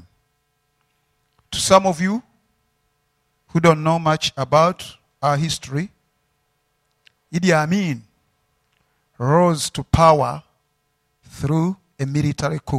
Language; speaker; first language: English; non-native, local second language; Ganda